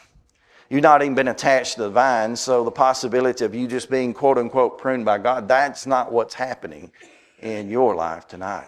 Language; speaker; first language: English; native; English